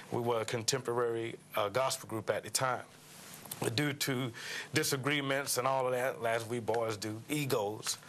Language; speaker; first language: English; native; English